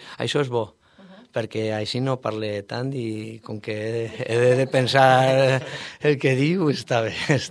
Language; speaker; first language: Catalan; non-native, learner; Spanish